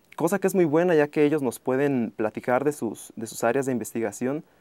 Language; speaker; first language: Spanish; native; Spanish